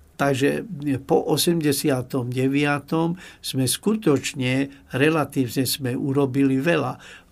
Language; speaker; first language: Slovak; non-native, local second language; Hungarian